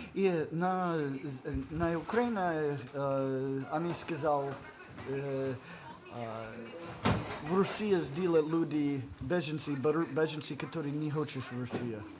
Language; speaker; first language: Russian; non-native, learner; English